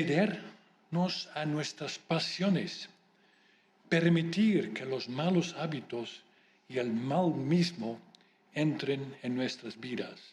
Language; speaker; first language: Spanish; non-native, fluent; Dutch